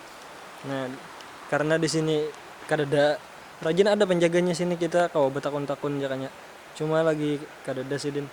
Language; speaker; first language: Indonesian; non-native, local second language; Banjar